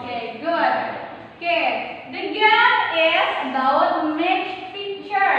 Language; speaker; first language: English; non-native, learner; Indonesian